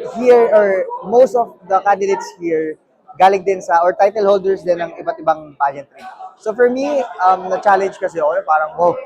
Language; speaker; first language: Filipino; native; Filipino